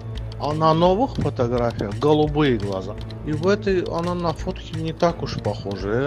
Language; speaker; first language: Russian; non-native, fluent; Azerbaijani